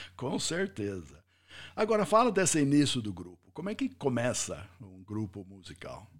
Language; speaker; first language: Portuguese; non-native, fluent; English